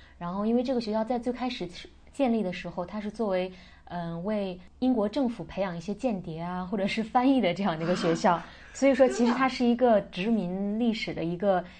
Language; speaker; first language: Chinese; native; Chinese